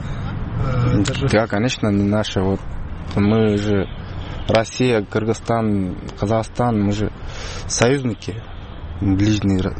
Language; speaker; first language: Russian; non-native, learner; Uzbek